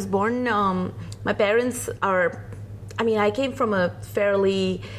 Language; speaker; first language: English; non-native, local second language; Hindi